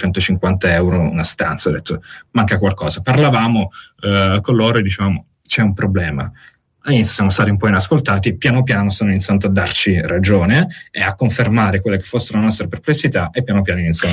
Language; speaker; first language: Italian; native; Italian